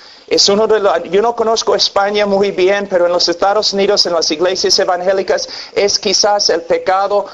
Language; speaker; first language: Spanish; non-native, fluent; English